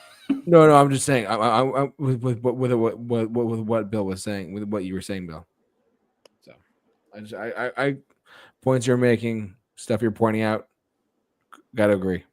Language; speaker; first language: English; native; English